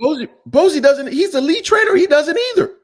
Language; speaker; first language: English; native; English